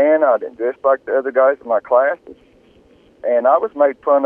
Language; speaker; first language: English; early bilingual, other home language; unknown